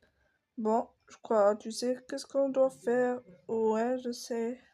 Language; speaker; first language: French; native; French